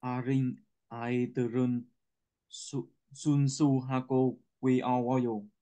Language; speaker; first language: Korean; non-native, learner; Vietnamese